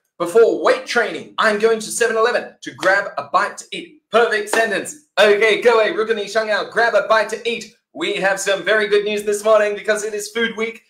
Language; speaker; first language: English; native; English